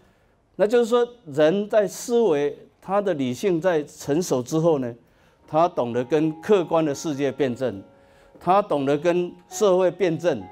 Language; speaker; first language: Chinese; native; Chinese